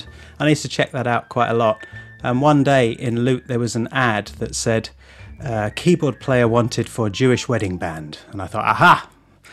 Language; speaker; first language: English; native; English